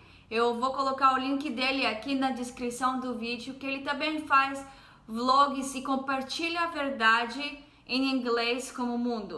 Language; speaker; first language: Portuguese; non-native, fluent; Hebrew